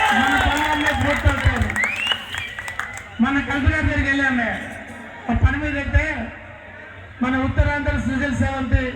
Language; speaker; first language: Telugu; native; Telugu